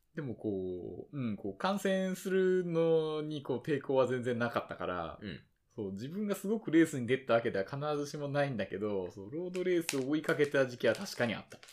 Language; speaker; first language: Japanese; native; Japanese